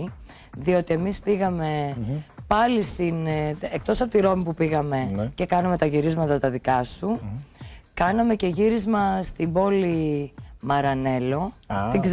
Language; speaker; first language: Greek; native; Greek